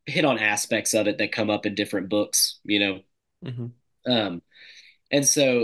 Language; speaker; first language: English; native; English